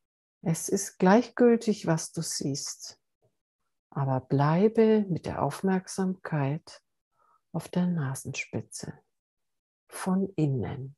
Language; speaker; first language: German; native; German